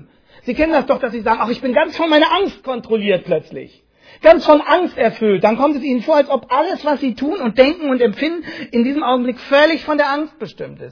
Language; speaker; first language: German; native; German